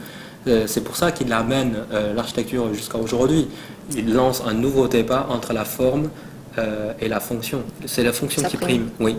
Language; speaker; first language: French; non-native, fluent; Chinese